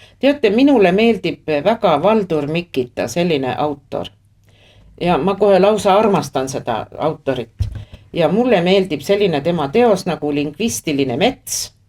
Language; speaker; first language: Estonian; native; Estonian